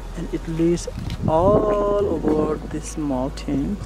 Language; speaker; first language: English; non-native, local second language; Nepali